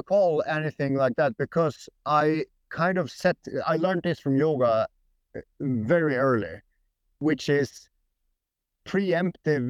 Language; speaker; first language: English; non-native, fluent; Swedish